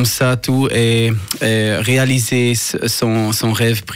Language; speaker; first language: French; non-native, local second language; German